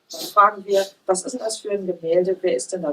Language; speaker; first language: German; native; German